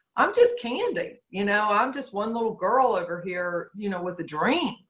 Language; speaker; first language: English; native; English